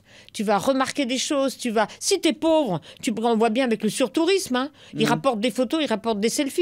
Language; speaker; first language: French; native; French